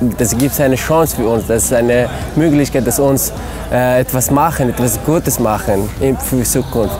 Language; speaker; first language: German; non-native, learner; Persian